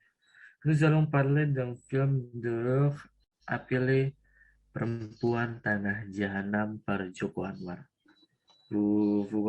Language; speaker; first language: French; non-native, learner; Indonesian